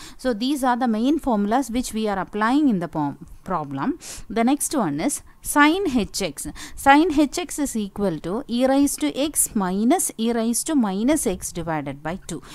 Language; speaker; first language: English; non-native, local second language; Malayalam